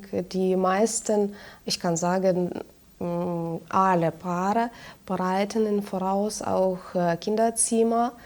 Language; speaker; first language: German; non-native, fluent; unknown